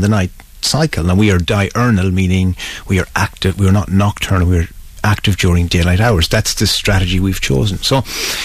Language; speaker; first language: English; native; English